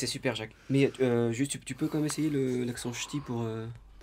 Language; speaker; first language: French; native; French